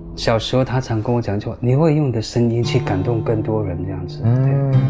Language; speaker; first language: Chinese; non-native, local second language; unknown